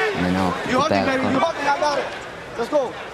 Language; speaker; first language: French; non-native, learner; Romanian